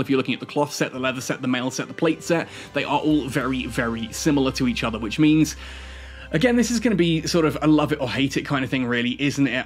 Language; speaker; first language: English; native; English